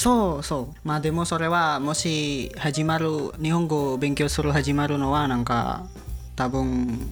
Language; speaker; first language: Japanese; non-native, learner; Indonesian